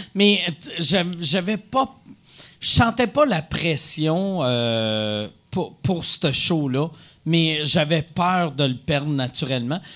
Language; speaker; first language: French; native; French